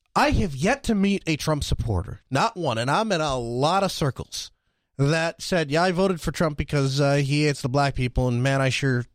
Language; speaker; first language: English; early bilingual, other home language; Hindi